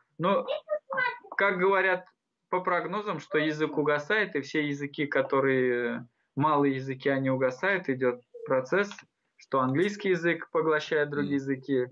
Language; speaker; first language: Russian; non-native, local second language; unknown